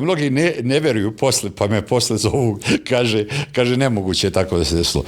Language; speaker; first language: Bosnian; native; Bosnian